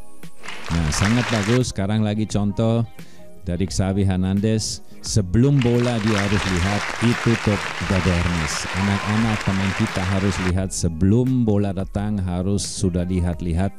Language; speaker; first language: Indonesian; non-native, fluent; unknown